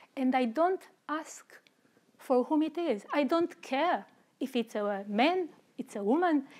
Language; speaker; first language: English; non-native, fluent; Romanian